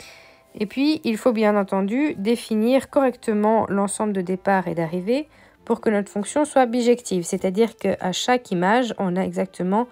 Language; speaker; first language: French; native; French